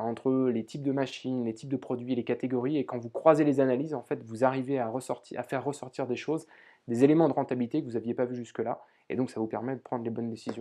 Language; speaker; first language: French; native; French